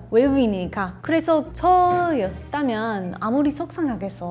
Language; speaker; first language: Korean; non-native, learner; English